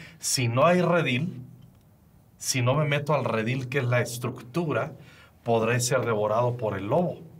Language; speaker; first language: Spanish; native; Spanish